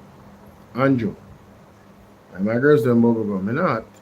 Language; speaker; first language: English; native; English